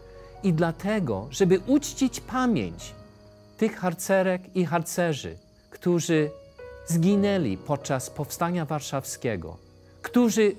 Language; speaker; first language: Polish; early bilingual, heritage; English